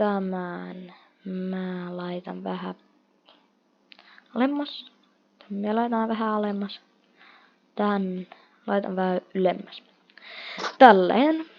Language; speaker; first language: Finnish; non-native, fluent; Russian